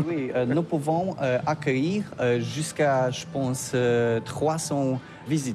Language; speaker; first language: French; non-native, learner; Polish